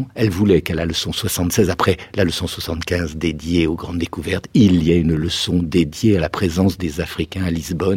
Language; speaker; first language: French; native; French